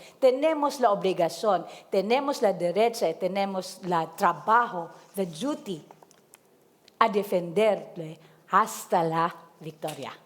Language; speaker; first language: Spanish; non-native, learner; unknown